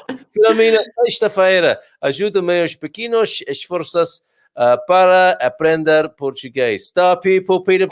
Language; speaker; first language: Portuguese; non-native, learner; English